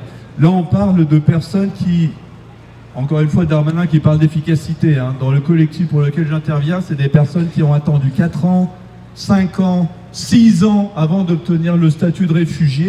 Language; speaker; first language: French; native; French